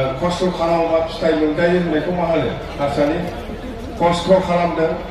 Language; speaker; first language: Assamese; non-native, local second language; Bodo